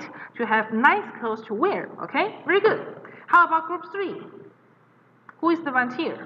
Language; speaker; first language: English; non-native, fluent; Chinese